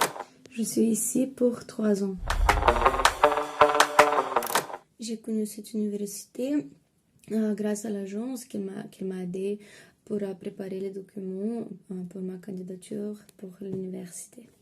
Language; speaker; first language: French; non-native, fluent; Bulgarian